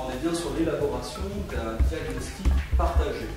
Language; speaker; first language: French; native; French